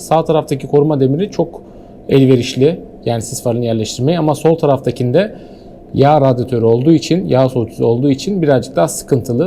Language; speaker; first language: Turkish; native; Turkish